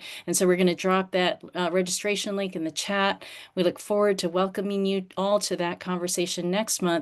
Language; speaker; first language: English; native; English